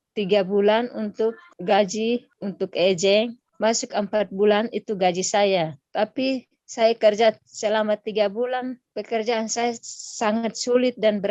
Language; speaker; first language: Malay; non-native, local second language; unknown